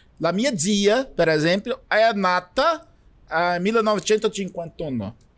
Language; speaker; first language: Italian; non-native, learner; Portuguese